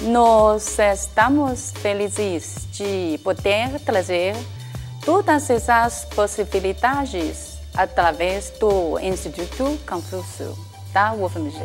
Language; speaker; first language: Portuguese; non-native, fluent; Chinese